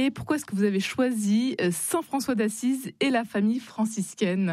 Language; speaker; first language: French; native; French